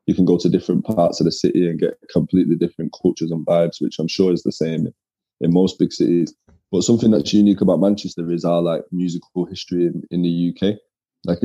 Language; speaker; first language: English; native; English